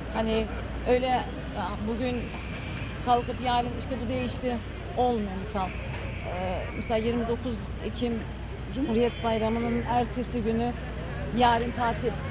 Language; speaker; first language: Turkish; early bilingual, heritage; Turkish